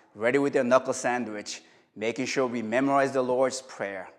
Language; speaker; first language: English; early bilingual, other home language; Korean